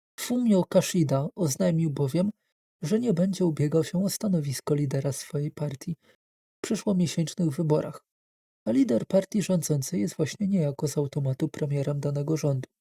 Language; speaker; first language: Polish; native; Polish